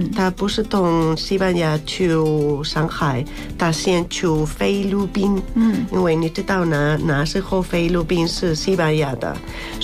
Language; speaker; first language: Chinese; non-native, fluent; Spanish